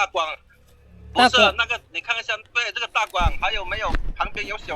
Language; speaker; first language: Chinese; native; Chinese